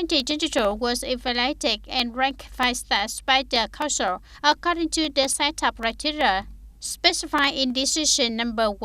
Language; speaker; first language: English; non-native, fluent; Vietnamese